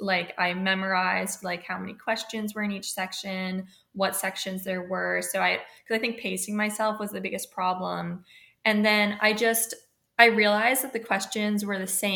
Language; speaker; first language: English; native; English